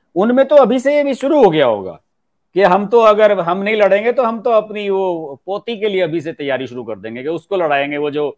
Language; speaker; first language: Hindi; native; Hindi